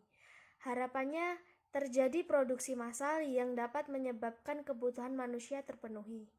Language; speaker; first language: Indonesian; native; Indonesian